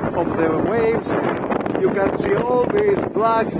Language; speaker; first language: English; non-native, learner; Greek